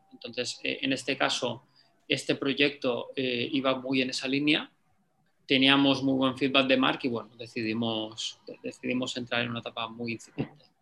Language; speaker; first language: Spanish; native; Spanish